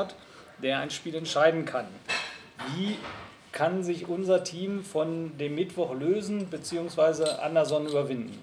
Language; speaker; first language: German; native; German